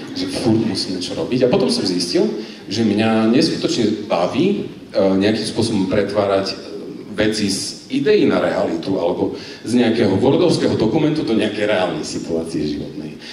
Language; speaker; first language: Slovak; native; Slovak